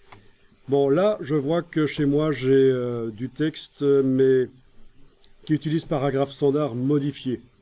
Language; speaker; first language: French; native; French